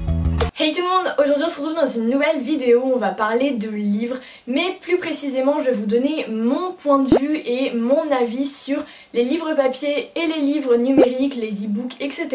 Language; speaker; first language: French; native; French